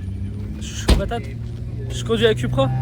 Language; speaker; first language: French; native; French